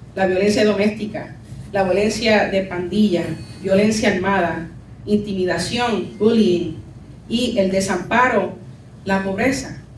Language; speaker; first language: Spanish; early bilingual, heritage; Spanish